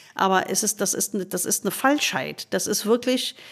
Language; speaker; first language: German; non-native, fluent; English